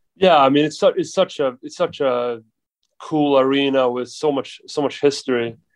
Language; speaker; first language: English; non-native, fluent; Swedish